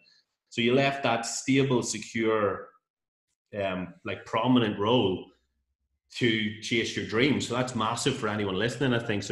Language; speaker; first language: English; native; English